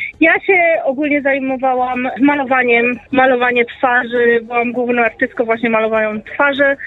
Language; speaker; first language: Polish; early bilingual, heritage; Polish